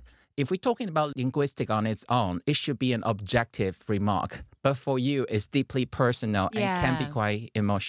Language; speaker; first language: English; non-native, fluent; Chinese